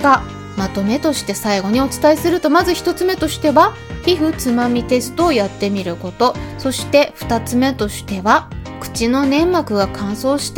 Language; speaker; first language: Japanese; native; Japanese